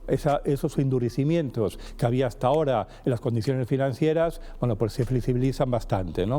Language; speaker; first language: Spanish; native; Spanish